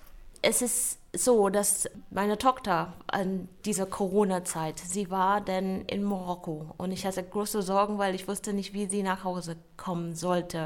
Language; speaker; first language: German; non-native, fluent; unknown